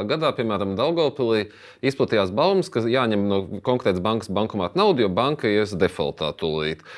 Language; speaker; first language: Latvian; native; Latvian